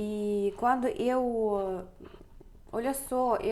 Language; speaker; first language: Portuguese; non-native, fluent; Russian